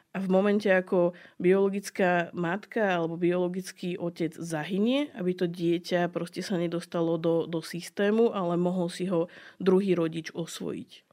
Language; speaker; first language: Slovak; native; Slovak